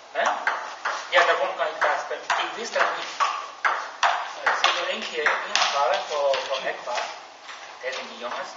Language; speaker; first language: Dutch; non-native, learner; Chinese